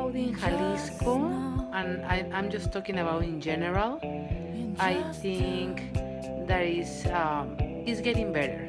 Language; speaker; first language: English; non-native, fluent; Spanish